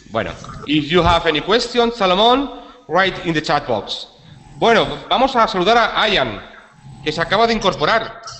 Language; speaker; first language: Spanish; native; Spanish